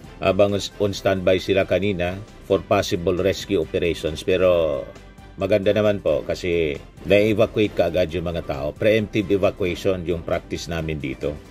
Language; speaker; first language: Filipino; non-native, local second language; Bikol